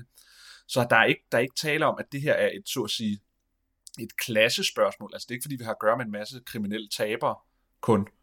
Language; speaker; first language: Danish; native; Danish